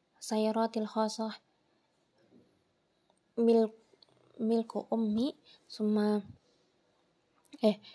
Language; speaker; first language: Arabic; non-native, learner; Indonesian